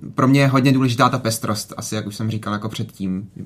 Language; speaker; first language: Czech; native; Czech